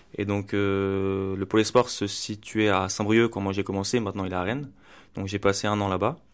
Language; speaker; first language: French; native; French